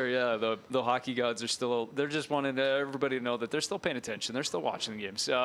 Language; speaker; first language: English; native; English